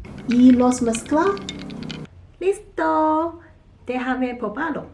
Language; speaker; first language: Spanish; non-native, learner; Cantonese